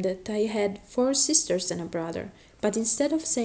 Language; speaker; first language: English; early bilingual, other home language; Spanish